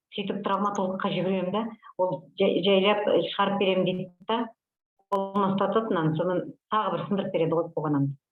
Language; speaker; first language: Kazakh; native; Kazakh